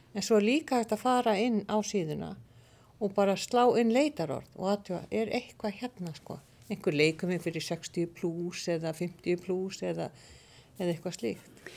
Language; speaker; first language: Icelandic; native; Icelandic